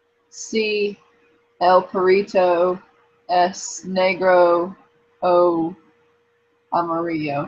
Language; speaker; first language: Spanish; non-native, learner; English